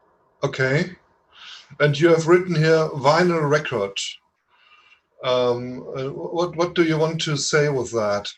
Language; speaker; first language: English; non-native, fluent; German